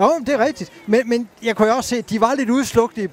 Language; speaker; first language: Danish; native; Danish